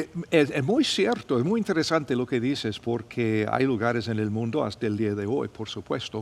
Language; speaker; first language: Spanish; non-native, fluent; English